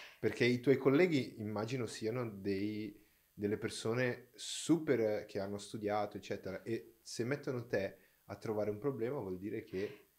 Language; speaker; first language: Italian; non-native, fluent; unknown